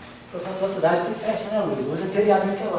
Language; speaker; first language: Portuguese; native; Portuguese